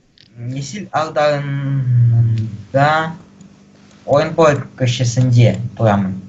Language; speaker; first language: Kazakh; non-native, local second language; Russian